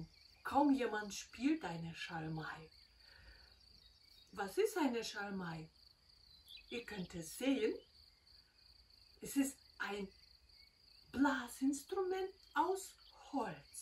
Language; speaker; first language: German; non-native, fluent; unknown